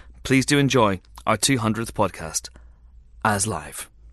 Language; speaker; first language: English; native; English